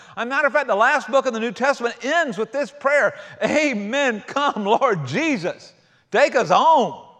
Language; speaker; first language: English; native; English